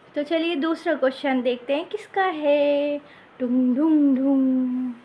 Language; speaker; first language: Hindi; native; Hindi